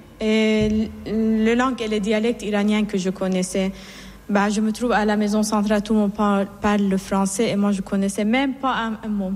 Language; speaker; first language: French; non-native, fluent; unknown